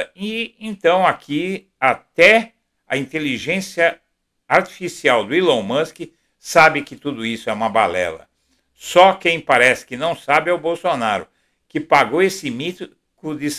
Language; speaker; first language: Portuguese; native; Portuguese